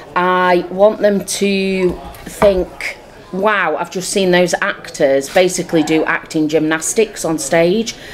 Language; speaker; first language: English; native; English